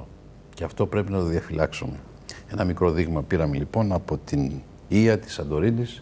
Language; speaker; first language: Greek; native; Greek